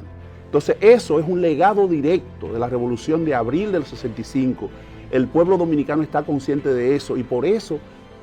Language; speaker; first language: Spanish; native; Spanish